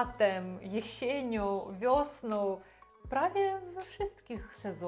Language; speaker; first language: Polish; non-native, learner; Russian